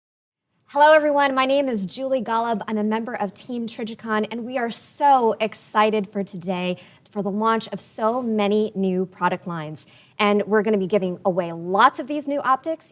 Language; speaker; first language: English; native; English